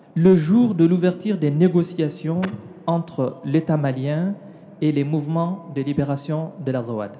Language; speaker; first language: French; non-native, local second language; Tamasheq